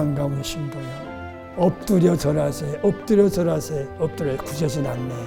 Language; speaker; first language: Korean; native; Korean